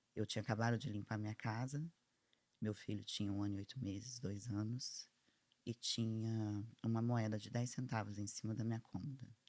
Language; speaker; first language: Portuguese; native; Portuguese